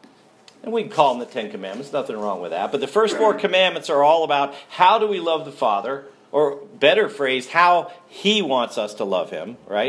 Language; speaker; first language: English; native; English